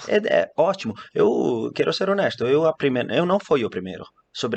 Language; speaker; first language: Portuguese; non-native, fluent; Italian